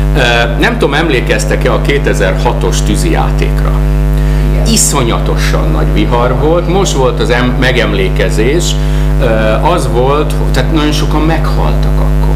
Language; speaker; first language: Hungarian; native; Hungarian